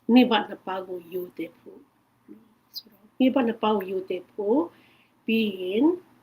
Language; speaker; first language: Burmese; non-native, local second language; Hakha Chin